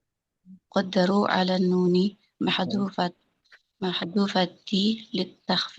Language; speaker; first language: Arabic; non-native, learner; Indonesian